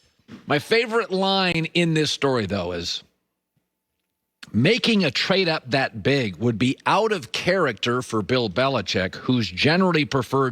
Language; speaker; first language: English; native; English